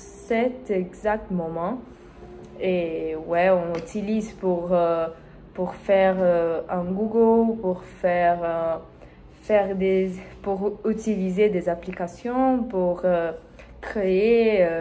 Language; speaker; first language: French; non-native, learner; Spanish